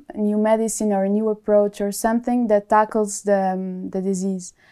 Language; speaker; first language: English; non-native, fluent; Portuguese